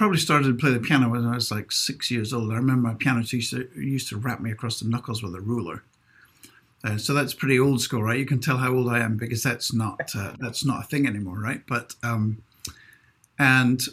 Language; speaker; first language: English; native; English